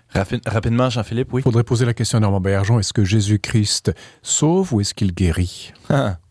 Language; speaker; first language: French; native; French